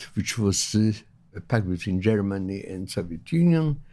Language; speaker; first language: English; non-native, fluent; Lithuanian